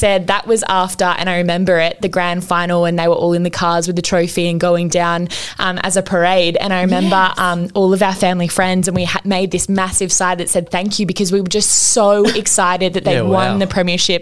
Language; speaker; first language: English; native; English